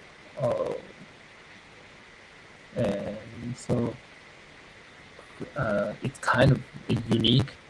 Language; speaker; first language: English; non-native, learner; Japanese